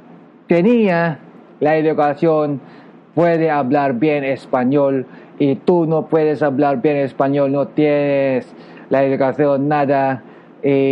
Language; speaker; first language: Spanish; non-native, local second language; Filipino